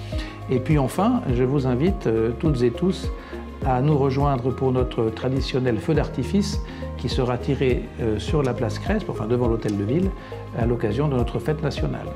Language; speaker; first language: French; native; French